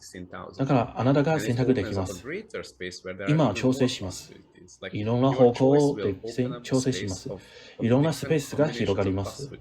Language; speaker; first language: Japanese; non-native, learner; English